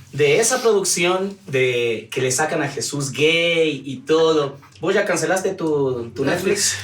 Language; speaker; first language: Spanish; native; Spanish